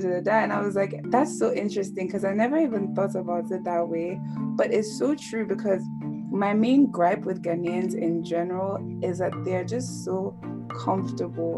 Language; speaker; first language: English; non-native, local second language; Akan